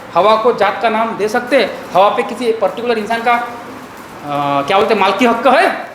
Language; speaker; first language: Hindi; non-native, local second language; Marathi